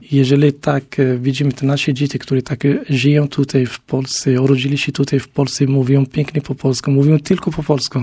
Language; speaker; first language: Polish; non-native, learner; Arabic